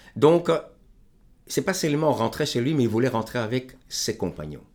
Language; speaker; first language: French; non-native, fluent; Greek